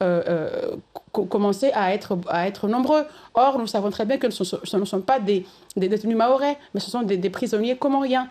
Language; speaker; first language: French; non-native, local second language; Comorian